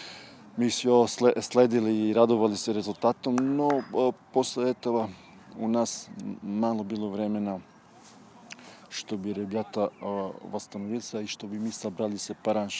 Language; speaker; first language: Russian; non-native, fluent; Serbian